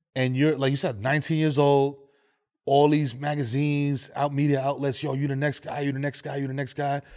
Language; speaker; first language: English; native; English